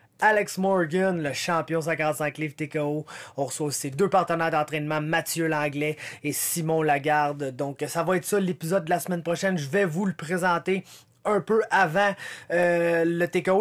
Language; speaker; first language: French; native; French